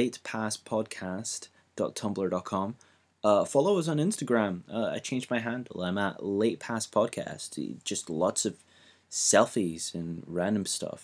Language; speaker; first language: English; native; English